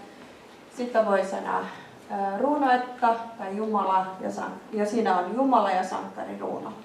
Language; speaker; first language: Finnish; non-native, fluent; Icelandic